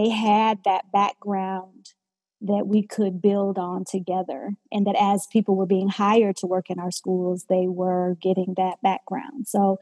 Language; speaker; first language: English; native; English